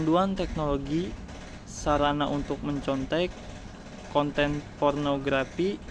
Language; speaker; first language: Indonesian; native; Indonesian